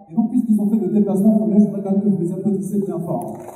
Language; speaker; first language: French; native; French